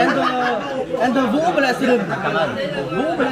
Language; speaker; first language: English; non-native, learner; Vietnamese